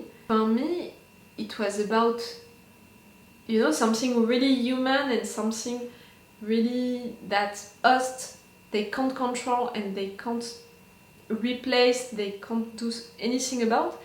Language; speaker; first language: English; non-native, fluent; French